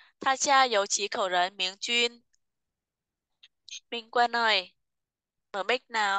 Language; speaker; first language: Chinese; non-native, fluent; Vietnamese